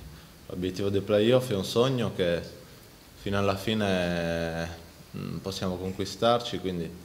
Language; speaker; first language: Italian; native; Italian